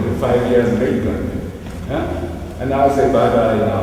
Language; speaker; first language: English; non-native, learner; Japanese